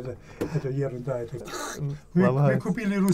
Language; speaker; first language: Russian; non-native, learner; German